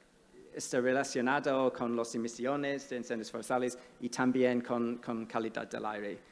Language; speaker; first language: Spanish; non-native, fluent; English